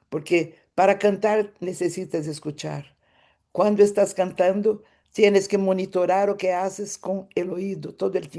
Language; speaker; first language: Spanish; non-native, fluent; Portuguese